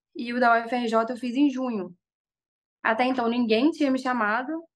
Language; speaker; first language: Portuguese; native; Portuguese